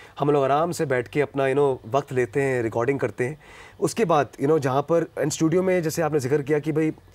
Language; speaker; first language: Hindi; non-native, local second language; Punjabi